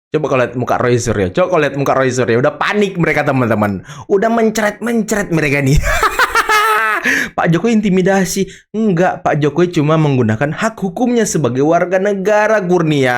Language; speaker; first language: Indonesian; native; Indonesian